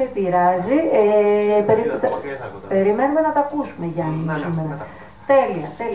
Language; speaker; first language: Greek; native; Greek